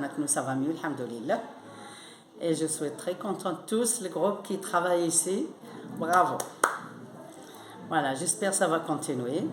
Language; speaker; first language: French; non-native, learner; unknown